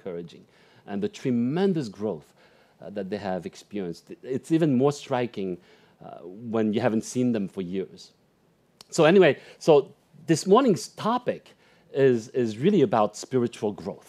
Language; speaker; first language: English; non-native, fluent; French